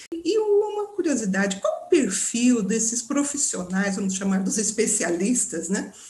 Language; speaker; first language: Portuguese; native; Portuguese